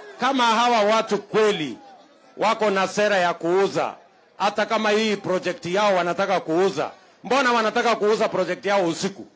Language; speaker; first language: Swahili; non-native, local second language; Kalenjin